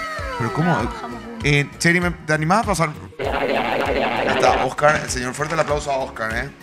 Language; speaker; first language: Spanish; native; Spanish